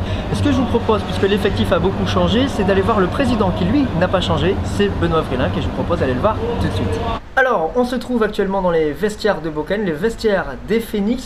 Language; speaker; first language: French; native; French